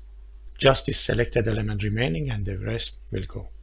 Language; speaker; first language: English; non-native, fluent; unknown